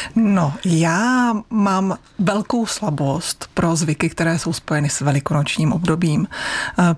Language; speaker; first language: Czech; native; Czech